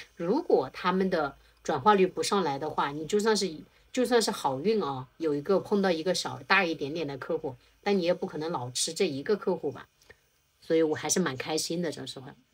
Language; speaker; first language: Chinese; native; Chinese